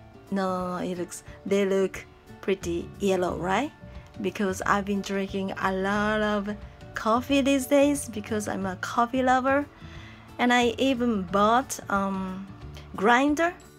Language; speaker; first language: English; non-native, fluent; Japanese